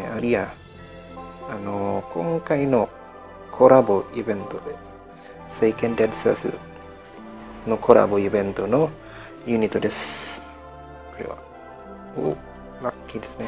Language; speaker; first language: Japanese; non-native, learner; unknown